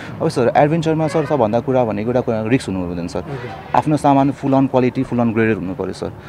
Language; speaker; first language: Nepali; native; Nepali